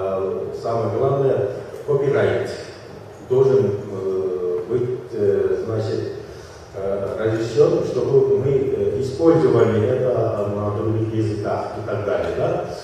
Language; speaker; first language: Russian; non-native, local second language; Kyrgyz